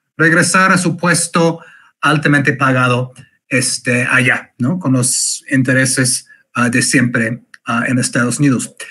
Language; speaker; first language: Spanish; non-native, fluent; English